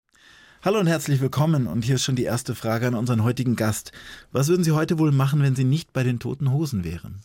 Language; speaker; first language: German; native; German